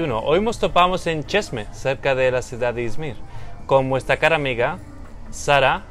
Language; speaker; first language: Spanish; non-native, fluent; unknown